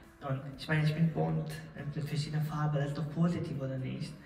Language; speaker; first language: German; non-native, learner; Persian